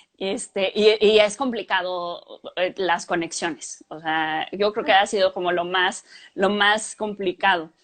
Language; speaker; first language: Spanish; native; Spanish